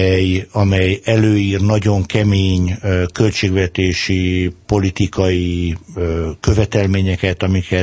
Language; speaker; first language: Hungarian; native; Hungarian